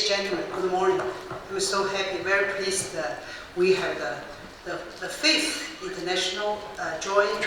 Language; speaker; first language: English; non-native, fluent; Chinese